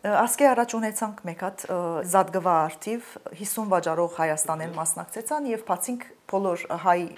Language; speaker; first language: Armenian; early bilingual, heritage; Armenian